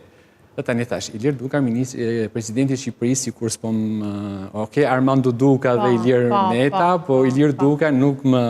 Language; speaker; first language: Albanian; native; Albanian